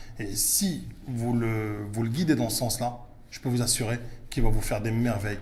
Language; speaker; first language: French; early bilingual, other home language; Arabic